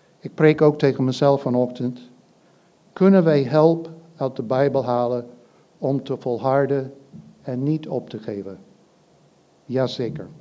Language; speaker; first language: Dutch; non-native, fluent; English